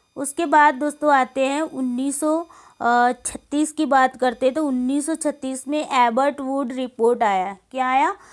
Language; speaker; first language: Hindi; non-native, local second language; Gujarati